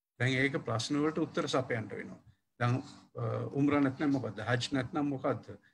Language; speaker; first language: Sinhala; non-native, local second language; Tamil